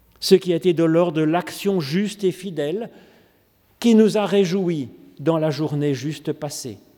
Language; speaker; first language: French; native; French